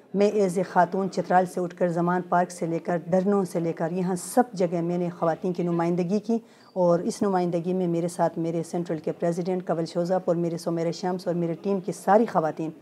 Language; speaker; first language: Urdu; non-native, local second language; Khowar